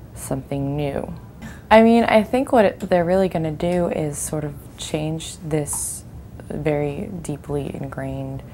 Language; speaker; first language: English; native; English